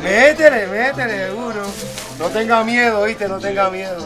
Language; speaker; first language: Spanish; native; Spanish